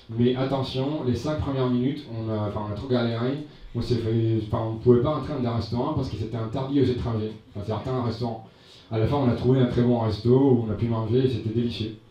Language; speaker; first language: French; non-native, fluent; Spanish